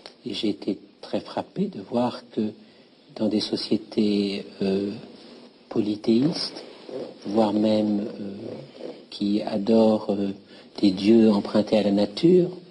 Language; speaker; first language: French; native; French